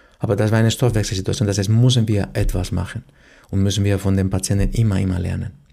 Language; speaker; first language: German; non-native, fluent; Spanish